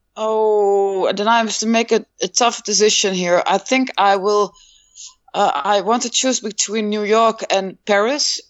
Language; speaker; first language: English; non-native, fluent; Dutch